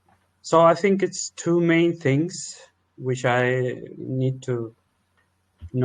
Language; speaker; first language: English; non-native, learner; Russian